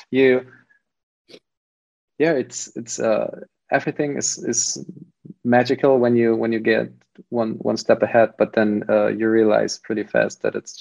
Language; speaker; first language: English; non-native, fluent; German